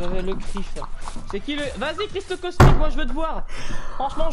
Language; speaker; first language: French; native; French